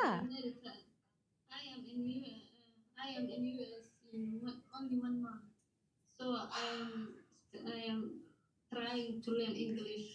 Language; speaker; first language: English; non-native, learner; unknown